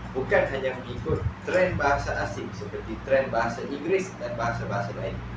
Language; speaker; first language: Malay; native; Malay